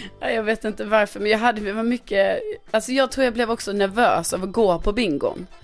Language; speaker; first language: Swedish; native; Swedish